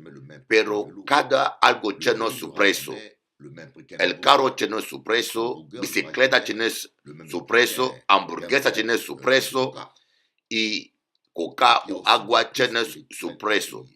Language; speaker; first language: Spanish; non-native, learner; French